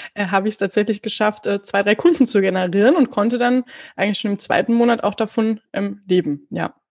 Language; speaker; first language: German; native; German